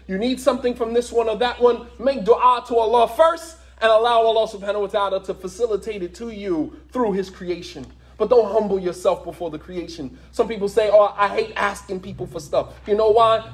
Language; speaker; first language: English; native; English